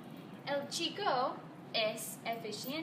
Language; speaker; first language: Spanish; non-native, learner; English